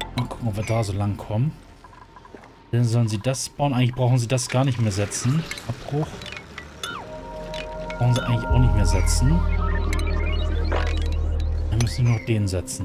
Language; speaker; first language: German; native; German